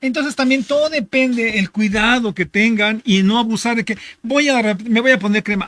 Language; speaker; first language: Spanish; native; Spanish